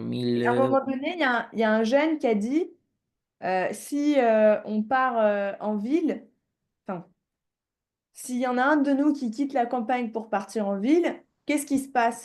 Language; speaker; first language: French; native; French